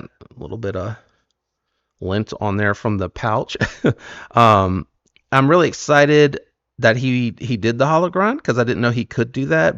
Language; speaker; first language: English; native; English